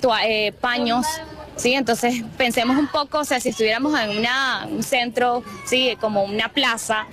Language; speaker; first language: Spanish; native; Spanish